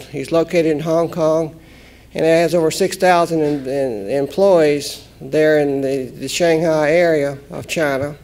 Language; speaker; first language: English; native; English